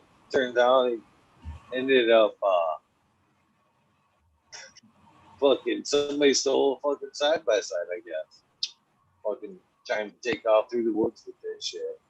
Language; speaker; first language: English; native; English